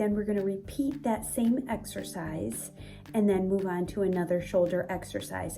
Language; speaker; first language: English; native; English